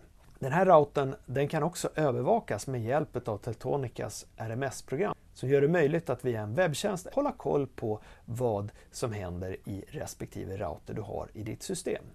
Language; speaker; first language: Swedish; native; Swedish